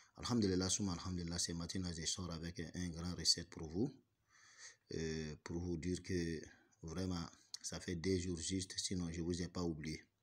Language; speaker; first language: French; non-native, local second language; Bambara